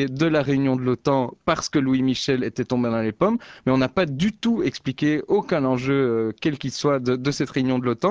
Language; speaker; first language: French; native; French